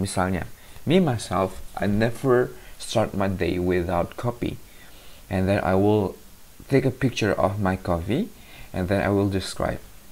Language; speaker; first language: English; non-native, fluent; Indonesian